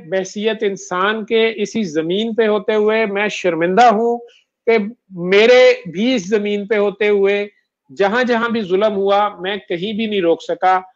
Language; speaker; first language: Urdu; non-native, local second language; Punjabi